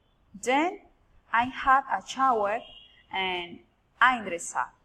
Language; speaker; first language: English; non-native, learner; Spanish